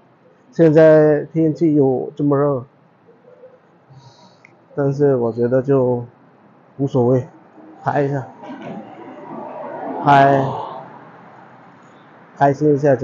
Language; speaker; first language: Chinese; non-native, fluent; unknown